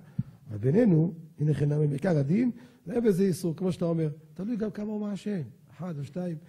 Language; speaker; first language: Hebrew; native; Hebrew